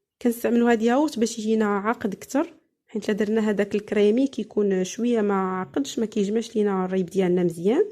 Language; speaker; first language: Arabic; native; Arabic